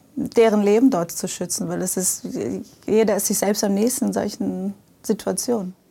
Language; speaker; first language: German; early bilingual, other home language; Portuguese